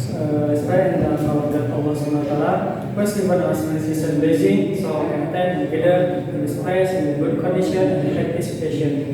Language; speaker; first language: English; non-native, learner; Indonesian